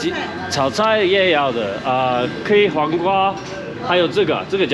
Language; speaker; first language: Chinese; non-native, fluent; English